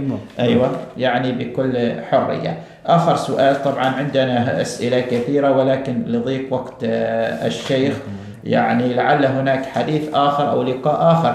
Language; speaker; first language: Arabic; native; Arabic